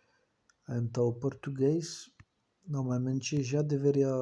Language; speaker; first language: Portuguese; non-native, learner; French